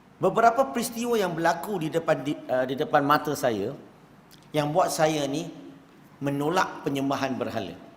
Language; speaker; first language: Malay; non-native, local second language; Chinese